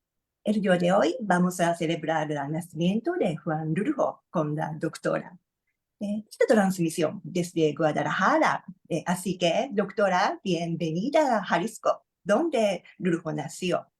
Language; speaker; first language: Spanish; non-native, learner; Japanese